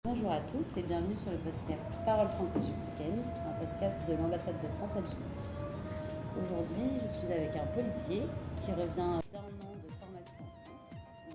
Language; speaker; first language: French; native; French